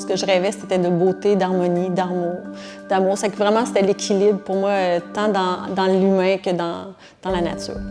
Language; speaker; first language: French; native; French